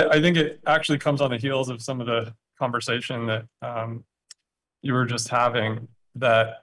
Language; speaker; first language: English; native; English